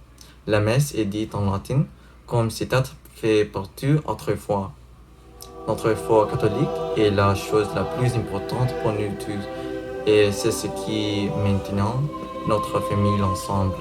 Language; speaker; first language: French; non-native, learner; English